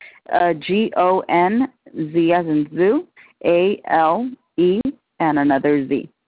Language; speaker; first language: English; early bilingual, other home language; Spanish